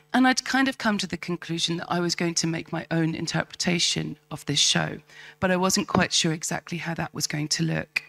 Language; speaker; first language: English; native; English